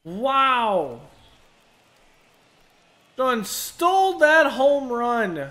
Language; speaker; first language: English; native; English